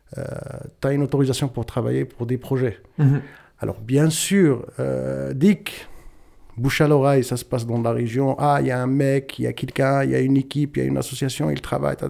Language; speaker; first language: French; non-native, local second language; Tachelhit